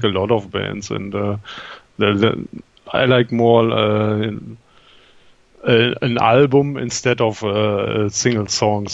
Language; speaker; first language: English; non-native, fluent; German